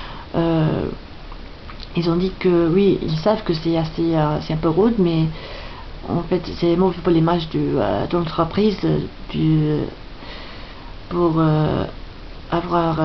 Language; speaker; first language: French; non-native, fluent; English